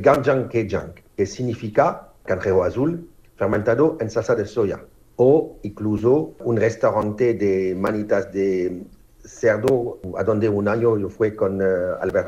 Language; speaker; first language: Spanish; non-native, fluent; French